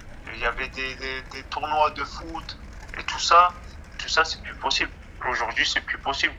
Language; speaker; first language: French; native; French